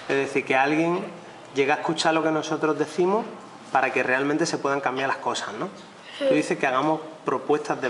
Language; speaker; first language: Spanish; native; Spanish